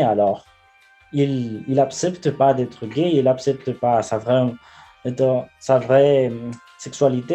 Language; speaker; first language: French; non-native, fluent; Spanish